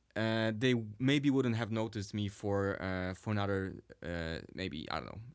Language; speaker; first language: English; non-native, fluent; Swedish